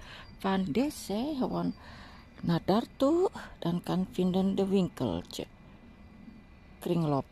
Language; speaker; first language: Dutch; non-native, learner; Indonesian